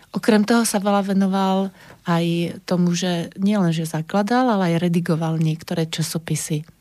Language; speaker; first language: Slovak; native; Slovak